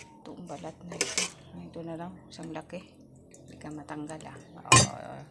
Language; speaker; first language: Filipino; non-native, local second language; Cebuano